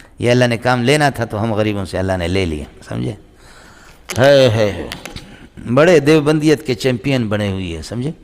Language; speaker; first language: Urdu; non-native, local second language; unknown